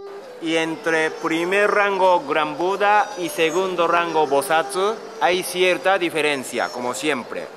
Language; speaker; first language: Spanish; non-native, learner; Japanese